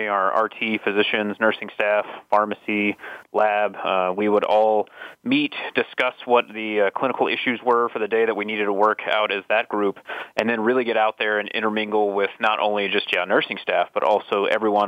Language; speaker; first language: English; native; English